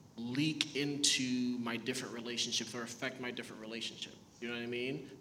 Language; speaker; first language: English; early bilingual, other home language; Haitian Creole